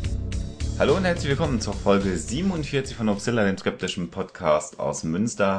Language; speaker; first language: German; native; German